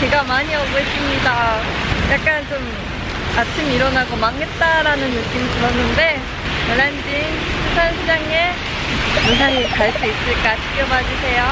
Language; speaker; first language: Korean; non-native, fluent; Japanese